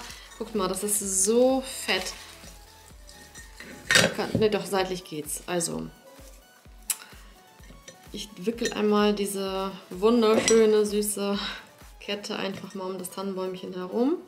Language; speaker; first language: German; native; German